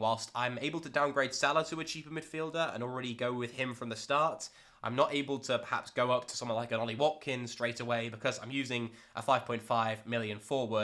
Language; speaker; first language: English; native; English